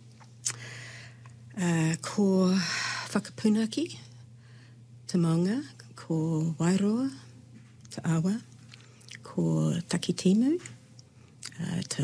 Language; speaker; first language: English; native; English